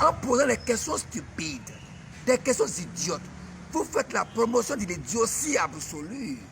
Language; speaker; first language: French; native; French